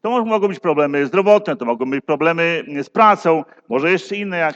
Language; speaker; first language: Ukrainian; non-native, learner; Polish